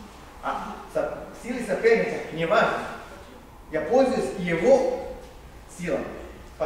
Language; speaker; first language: Russian; non-native, learner; Serbian